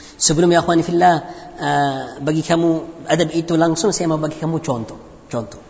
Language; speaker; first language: Indonesian; non-native, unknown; Arabic